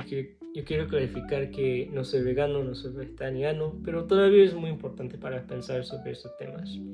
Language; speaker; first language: Spanish; non-native, learner; English